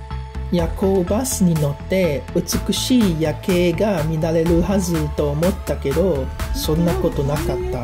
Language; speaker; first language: Japanese; non-native, fluent; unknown